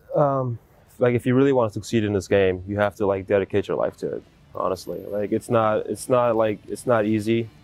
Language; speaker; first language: English; native; English